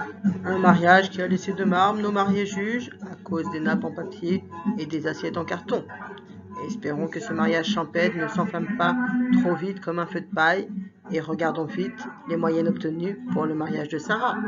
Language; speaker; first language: French; native; French